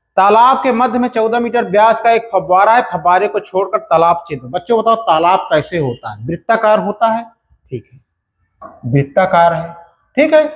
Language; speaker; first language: Hindi; native; Hindi